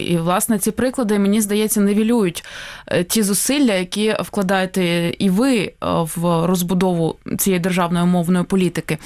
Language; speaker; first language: Ukrainian; native; Ukrainian